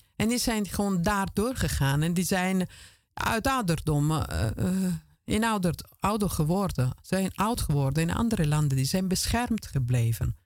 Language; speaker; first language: Dutch; non-native, fluent; Italian